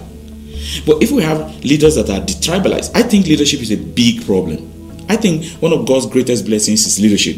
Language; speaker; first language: English; non-native, local second language; Yoruba